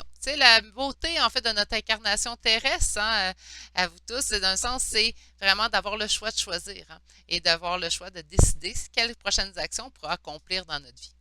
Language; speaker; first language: French; native; French